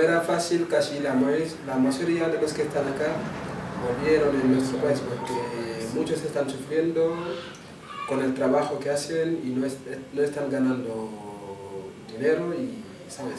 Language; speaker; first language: Spanish; non-native, local second language; Wolof